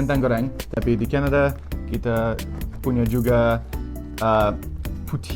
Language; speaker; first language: Indonesian; non-native, learner; English